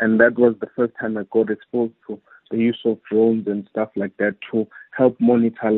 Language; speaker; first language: English; non-native, local second language; Zulu